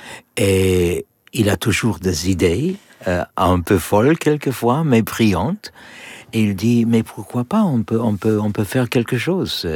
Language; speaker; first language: French; non-native, learner; English